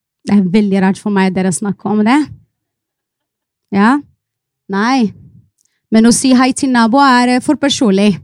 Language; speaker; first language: Norwegian; non-native, fluent; Arabic